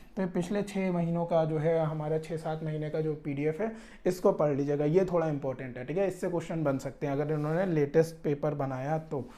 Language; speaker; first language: Hindi; native; Hindi